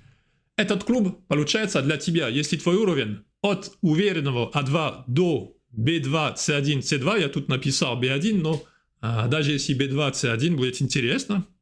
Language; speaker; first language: Russian; non-native, fluent; French